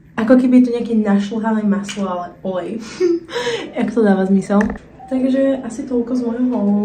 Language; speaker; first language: Slovak; early bilingual, heritage; Slovak